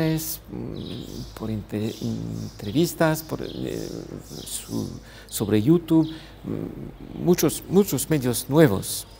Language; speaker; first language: Spanish; non-native, fluent; French